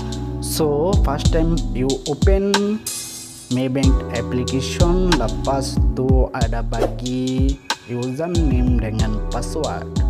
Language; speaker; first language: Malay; non-native, learner; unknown